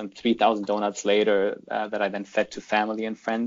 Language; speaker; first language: English; non-native, fluent; German